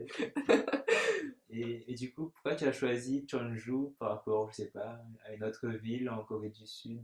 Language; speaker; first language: French; native; French